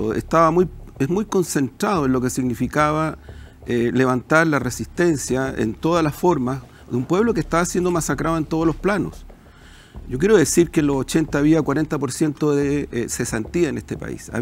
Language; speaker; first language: Spanish; native; Spanish